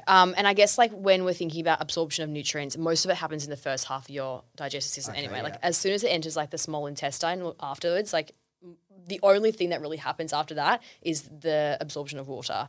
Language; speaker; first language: English; native; English